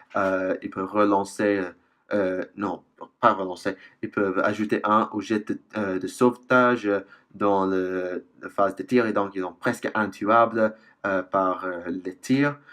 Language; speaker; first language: French; non-native, fluent; English